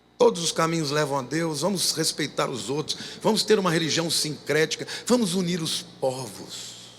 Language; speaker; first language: Portuguese; native; Portuguese